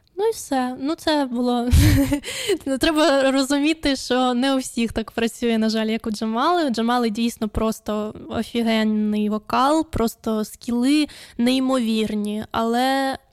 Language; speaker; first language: Ukrainian; non-native, local second language; Russian